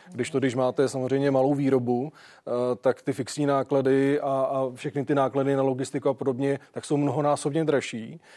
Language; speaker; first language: Czech; native; Czech